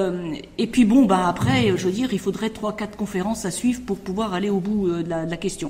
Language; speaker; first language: French; native; French